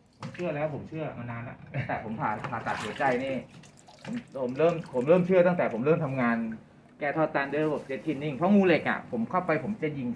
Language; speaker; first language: Thai; native; Thai